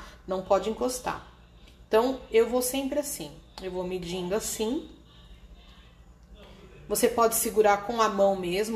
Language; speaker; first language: Portuguese; native; Portuguese